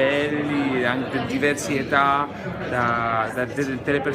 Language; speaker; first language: Italian; non-native, fluent; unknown